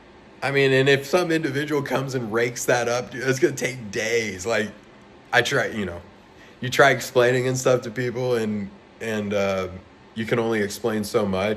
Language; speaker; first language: English; native; English